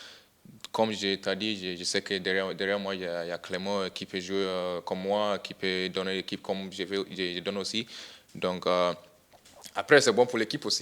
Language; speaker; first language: French; non-native, fluent; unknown